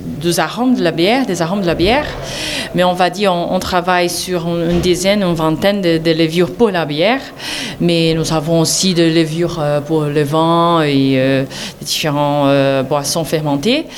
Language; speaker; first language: French; non-native, learner; Portuguese